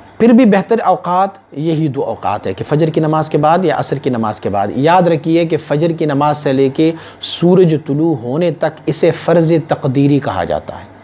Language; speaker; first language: Urdu; non-native, local second language; Pashto